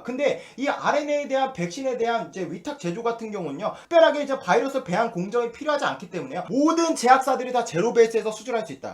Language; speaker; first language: Korean; native; Korean